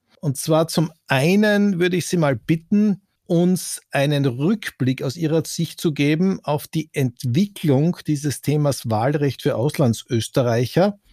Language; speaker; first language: German; native; German